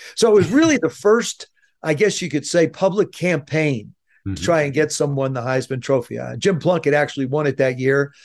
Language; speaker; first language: English; native; English